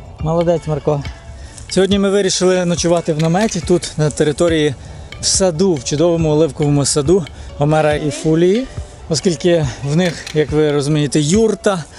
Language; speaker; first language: Ukrainian; native; Ukrainian